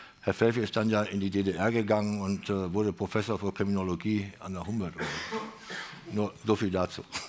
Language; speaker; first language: German; native; German